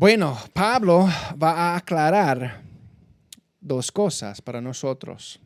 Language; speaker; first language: Spanish; non-native, fluent; English